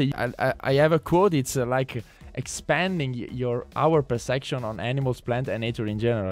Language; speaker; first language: English; non-native, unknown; Italian